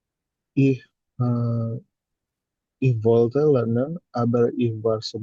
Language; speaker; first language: German; non-native, learner; Indonesian